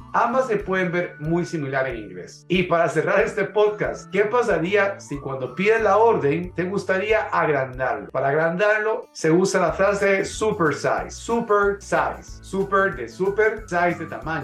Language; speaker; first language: Spanish; native; Spanish